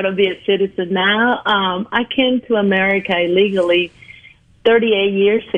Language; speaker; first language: English; non-native, fluent; Spanish